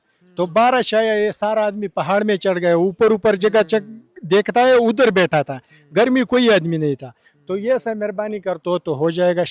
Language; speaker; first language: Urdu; non-native, local second language; Pashto